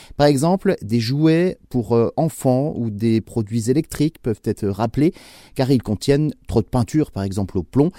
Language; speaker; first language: French; native; French